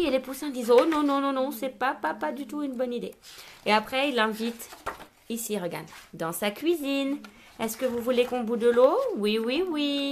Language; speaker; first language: French; native; French